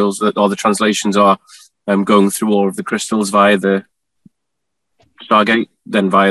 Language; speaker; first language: English; native; English